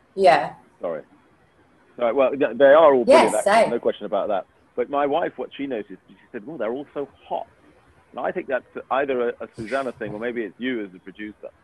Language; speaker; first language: English; native; English